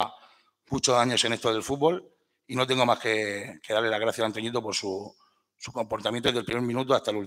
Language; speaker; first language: Spanish; native; Spanish